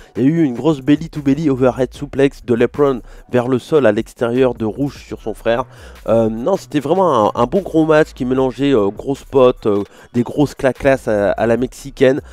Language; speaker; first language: French; native; French